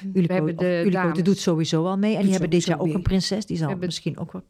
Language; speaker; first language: Dutch; native; Dutch